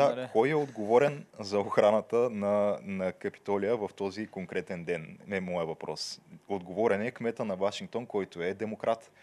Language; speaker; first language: Bulgarian; native; Bulgarian